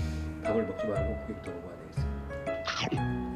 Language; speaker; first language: Korean; native; Korean